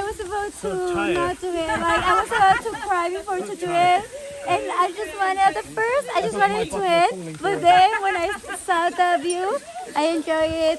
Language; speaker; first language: English; non-native, fluent; Spanish